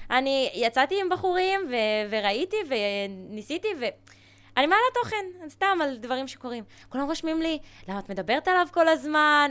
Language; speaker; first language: Hebrew; early bilingual, other home language; Russian